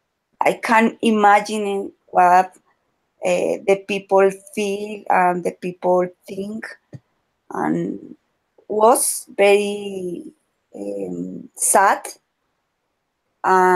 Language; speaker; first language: English; non-native, learner; Spanish